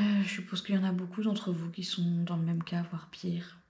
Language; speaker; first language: French; native; French